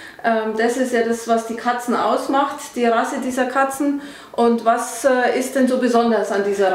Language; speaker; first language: German; native; German